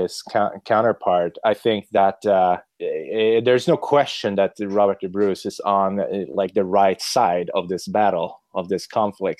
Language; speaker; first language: English; non-native, fluent; Swedish